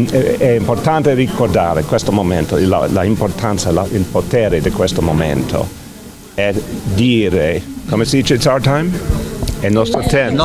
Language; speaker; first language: Italian; non-native, fluent; English